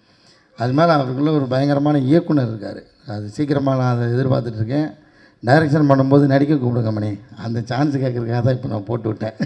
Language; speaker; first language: Tamil; native; Tamil